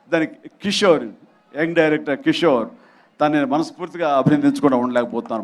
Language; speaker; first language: Telugu; native; Telugu